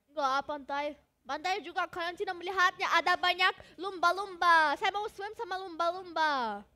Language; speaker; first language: Indonesian; non-native, fluent; German